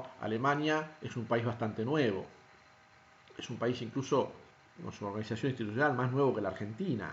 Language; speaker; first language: Spanish; native; Spanish